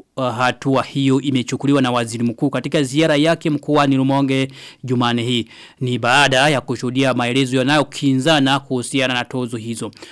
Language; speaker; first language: Swahili; non-native, local second language; Rundi